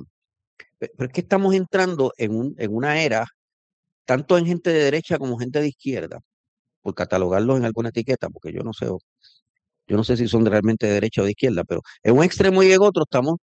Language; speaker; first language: Spanish; native; Spanish